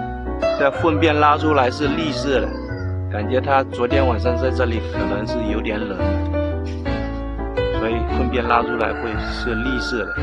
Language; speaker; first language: Chinese; native; Chinese